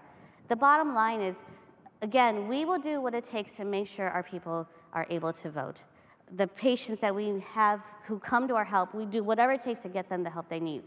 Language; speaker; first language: English; native; English